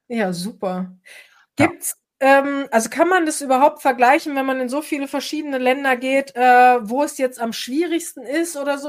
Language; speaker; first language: German; native; German